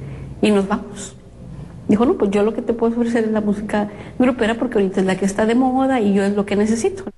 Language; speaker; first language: Spanish; native; Spanish